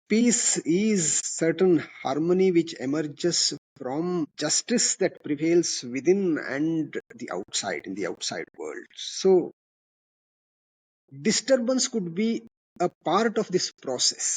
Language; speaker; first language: English; non-native, local second language; Kannada